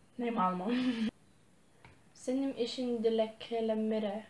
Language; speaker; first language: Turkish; non-native, learner; Lithuanian